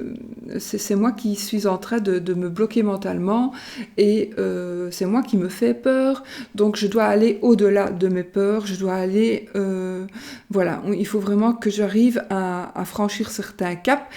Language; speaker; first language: French; native; French